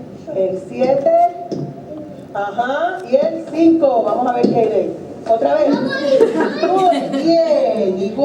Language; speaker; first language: Spanish; native; Spanish